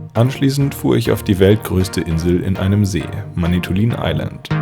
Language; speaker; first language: German; native; German